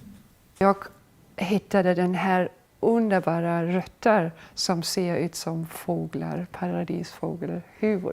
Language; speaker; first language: Swedish; non-native, fluent; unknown